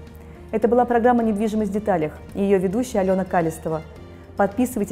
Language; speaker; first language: Russian; native; Russian